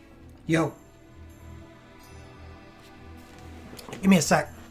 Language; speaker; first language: English; native; English